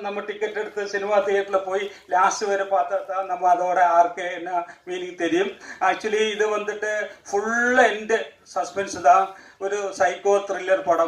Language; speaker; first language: Tamil; non-native, local second language; Malayalam